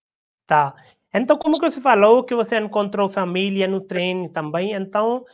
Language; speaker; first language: Portuguese; non-native, learner; Hindi